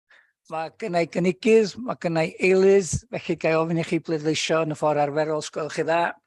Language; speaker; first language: Welsh; native; Welsh